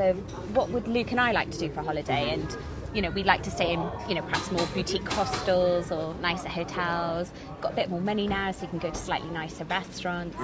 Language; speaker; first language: English; native; English